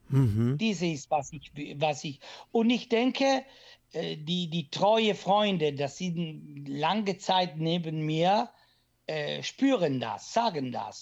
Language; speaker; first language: German; non-native, fluent; Italian